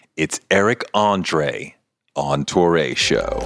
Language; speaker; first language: English; native; English